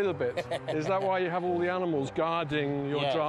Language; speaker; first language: English; native; English